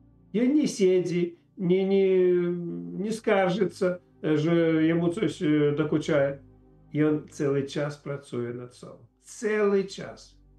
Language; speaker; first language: Polish; non-native, learner; Ukrainian